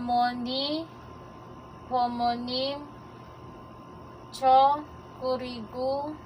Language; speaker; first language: Korean; non-native, learner; Filipino